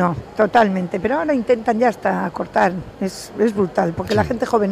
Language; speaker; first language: Spanish; native; Spanish